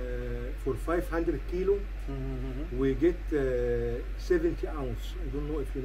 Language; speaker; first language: English; non-native, learner; Arabic